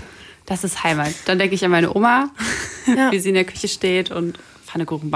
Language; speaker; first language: German; native; German